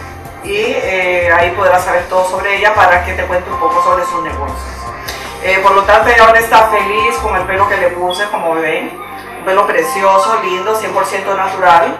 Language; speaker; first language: Spanish; native; Spanish